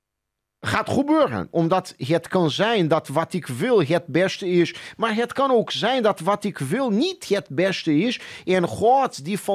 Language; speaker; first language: Dutch; non-native, fluent; Portuguese